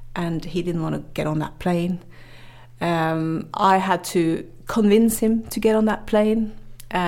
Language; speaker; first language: English; non-native, fluent; Norwegian